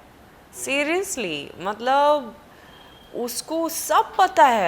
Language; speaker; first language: Hindi; non-native, fluent; Swedish